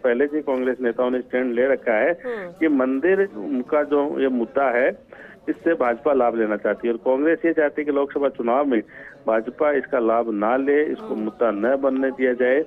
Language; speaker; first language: Hindi; native; Hindi